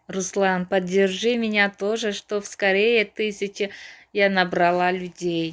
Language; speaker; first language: Russian; non-native, local second language; Tajik